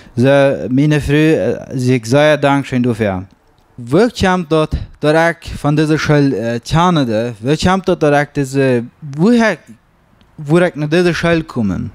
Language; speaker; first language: German; non-native, learner; Plautdietsch